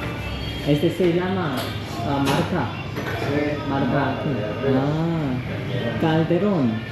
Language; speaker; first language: Spanish; non-native, learner; Korean